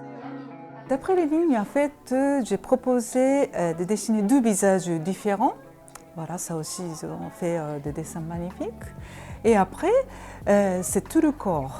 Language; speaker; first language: French; non-native, fluent; Japanese